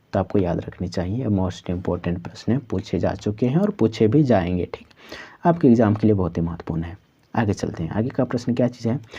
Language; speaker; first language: Hindi; non-native, local second language; Santali